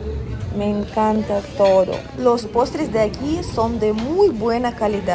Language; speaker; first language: Spanish; non-native, fluent; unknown